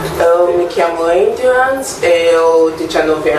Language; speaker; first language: Italian; non-native, learner; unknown